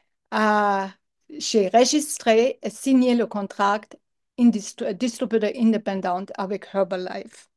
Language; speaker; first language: French; non-native, learner; English